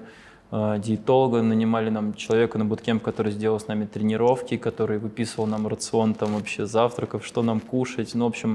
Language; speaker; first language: Russian; native; Russian